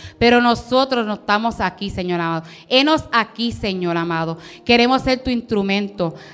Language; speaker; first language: Spanish; early bilingual, heritage; Spanish